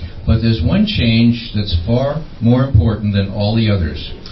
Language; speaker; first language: English; native; English